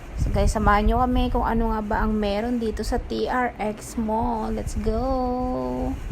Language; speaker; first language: Filipino; native; Filipino